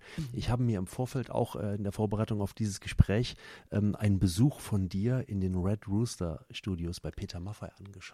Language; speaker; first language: German; native; German